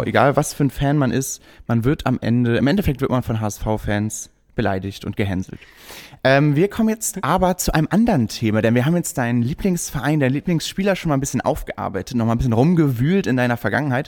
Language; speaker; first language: German; native; German